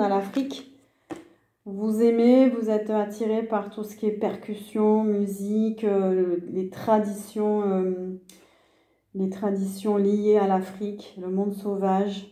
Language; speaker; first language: French; native; French